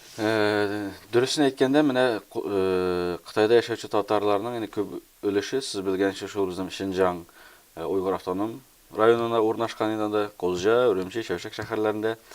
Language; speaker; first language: Tatar; early bilingual, heritage; Tatar